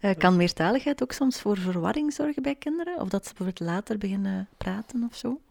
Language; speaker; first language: Dutch; native; Dutch